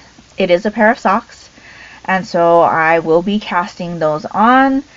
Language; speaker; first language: English; native; English